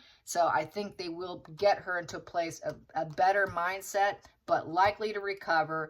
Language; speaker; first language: English; native; English